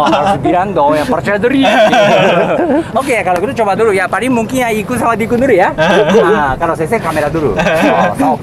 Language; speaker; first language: Indonesian; non-native, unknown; Japanese